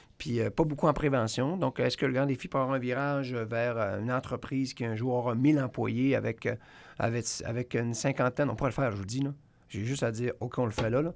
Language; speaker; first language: French; native; French